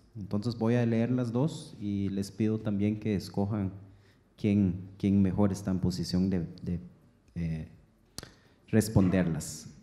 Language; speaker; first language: Spanish; non-native, fluent; German